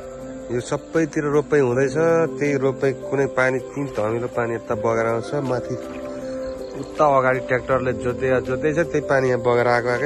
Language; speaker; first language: Nepali; native; Nepali